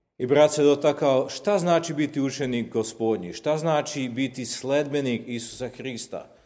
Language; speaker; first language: Serbian; non-native, local second language; Slovak